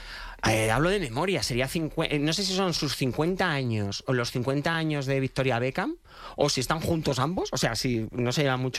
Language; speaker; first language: Spanish; native; Spanish